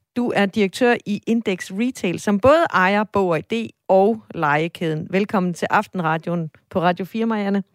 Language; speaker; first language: Danish; native; Danish